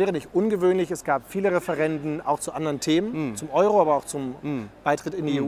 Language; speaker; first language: German; native; German